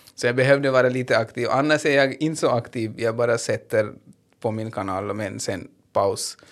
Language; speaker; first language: Swedish; non-native, fluent; Hindi